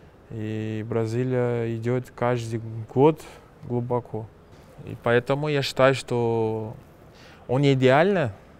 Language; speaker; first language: Russian; non-native, fluent; Portuguese